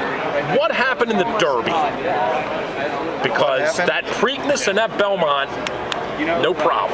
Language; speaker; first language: English; native; English